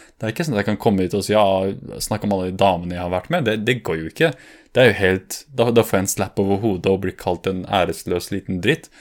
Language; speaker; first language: Norwegian; early bilingual, other home language; Kurdish